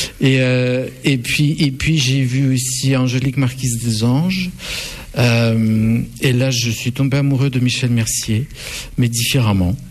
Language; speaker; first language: French; non-native, fluent; Russian